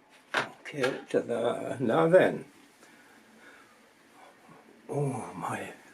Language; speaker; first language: English; native; English